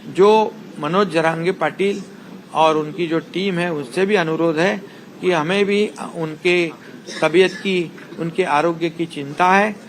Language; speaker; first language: Hindi; non-native, local second language; Marathi